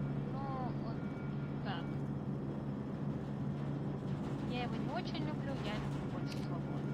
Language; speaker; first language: Russian; native; Russian